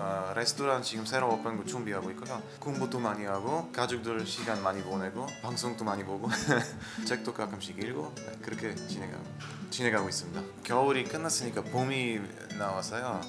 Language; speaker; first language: Korean; non-native, fluent; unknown